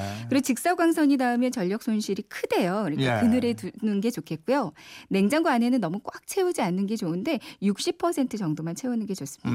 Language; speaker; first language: Korean; native; Korean